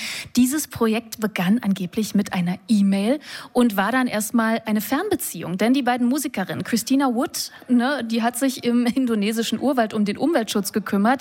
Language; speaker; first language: German; native; German